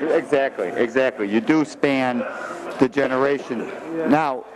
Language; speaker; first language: English; native; English